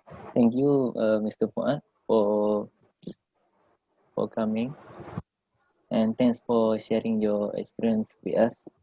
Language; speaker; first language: English; non-native, learner; Malay